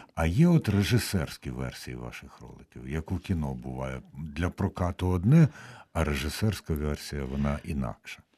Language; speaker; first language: Ukrainian; native; Ukrainian